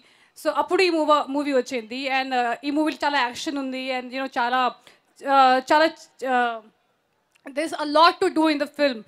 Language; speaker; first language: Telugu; non-native, learner; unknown